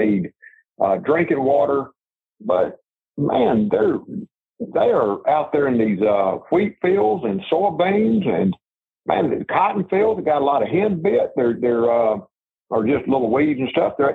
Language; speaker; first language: English; native; English